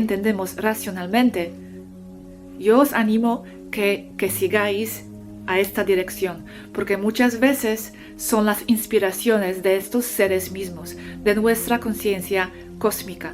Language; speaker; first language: Spanish; non-native, fluent; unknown